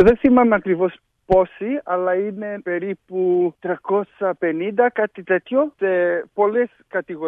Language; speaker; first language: Greek; early bilingual, heritage; English